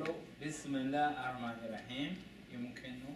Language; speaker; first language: Arabic; non-native, learner; Chinese